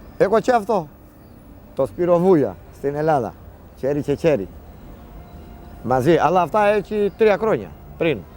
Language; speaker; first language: Greek; non-native, learner; Italian